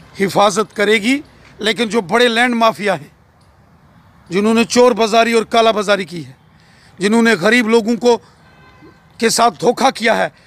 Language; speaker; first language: Hindi; non-native, local second language; Dogri